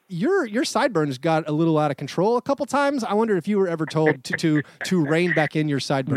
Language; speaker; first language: English; native; English